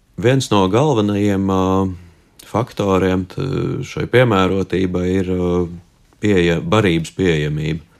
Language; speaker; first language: Latvian; native; Latvian